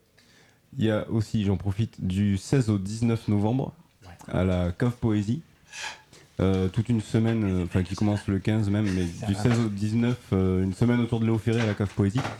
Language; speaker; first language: French; native; French